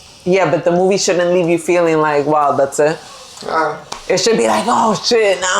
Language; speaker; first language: English; native; English